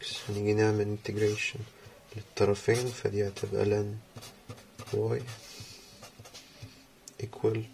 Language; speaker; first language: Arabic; native; Arabic